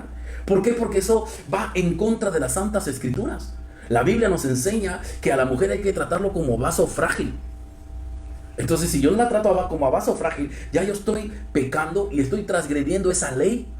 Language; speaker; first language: Spanish; native; Spanish